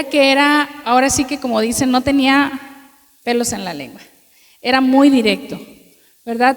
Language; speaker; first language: Spanish; native; Spanish